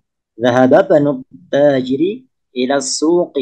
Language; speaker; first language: Arabic; non-native, learner; Indonesian